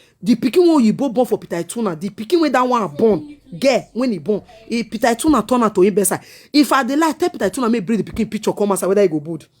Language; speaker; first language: Nigerian Pidgin; non-native, local second language; Esan